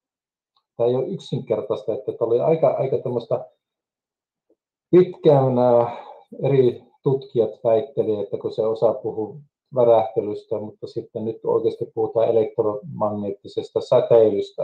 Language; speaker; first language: Finnish; native; Finnish